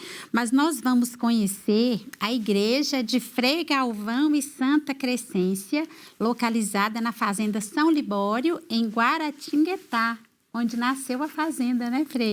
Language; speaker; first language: Portuguese; native; Portuguese